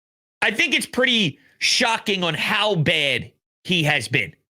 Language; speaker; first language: English; native; English